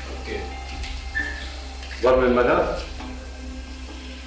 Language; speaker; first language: Italian; non-native, learner; Arabic